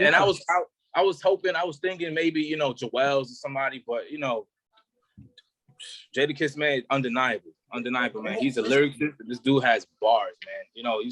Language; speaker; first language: English; native; English